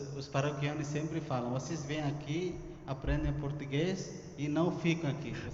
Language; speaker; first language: Portuguese; non-native, fluent; Tamil